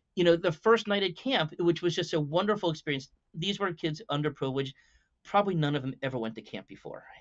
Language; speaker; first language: English; native; English